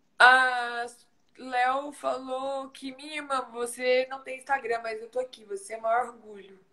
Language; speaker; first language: Portuguese; native; Portuguese